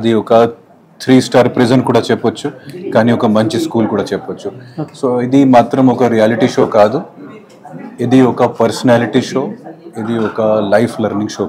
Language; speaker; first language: Telugu; non-native, fluent; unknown